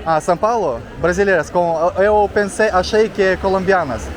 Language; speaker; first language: Portuguese; non-native, learner; Russian